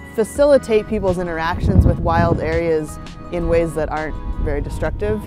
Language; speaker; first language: English; native; English